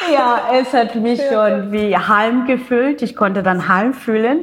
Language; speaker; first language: German; non-native, learner; Xhosa